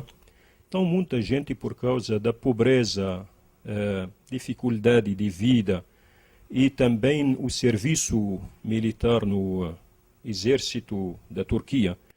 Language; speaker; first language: Portuguese; non-native, learner; Arabic